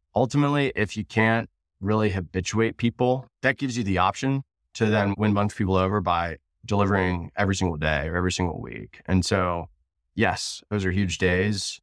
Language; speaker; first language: English; native; English